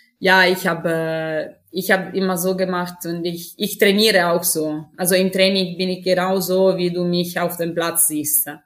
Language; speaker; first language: German; non-native, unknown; Italian